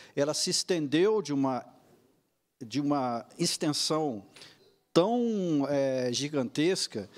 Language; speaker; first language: Portuguese; native; Portuguese